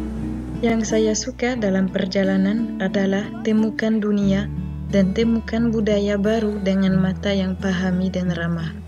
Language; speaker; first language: Indonesian; non-native, fluent; French